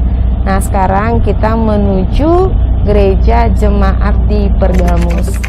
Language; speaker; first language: Indonesian; native; Indonesian